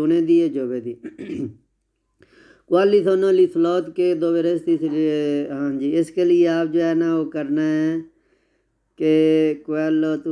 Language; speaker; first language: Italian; non-native, learner; Urdu